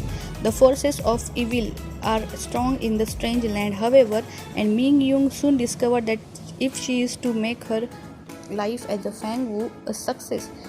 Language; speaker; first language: English; non-native, fluent; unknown